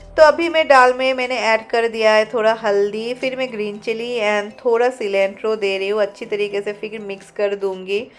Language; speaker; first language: Hindi; non-native, local second language; Bangla